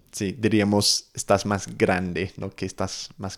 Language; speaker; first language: Spanish; non-native, fluent; English